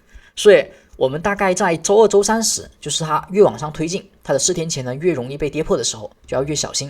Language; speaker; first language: Chinese; native; Chinese